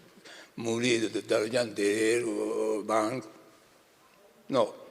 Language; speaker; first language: French; non-native, learner; Japanese